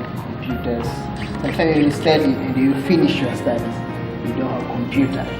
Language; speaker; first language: English; non-native, local second language; Swahili